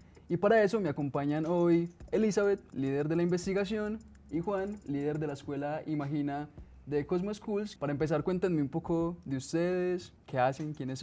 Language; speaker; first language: Spanish; native; Spanish